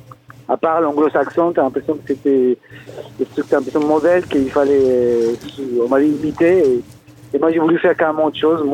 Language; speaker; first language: French; non-native, fluent; Spanish